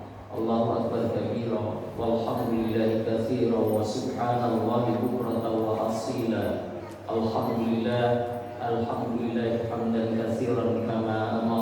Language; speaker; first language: Indonesian; native; Indonesian